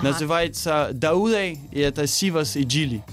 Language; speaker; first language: Russian; early bilingual, heritage; Russian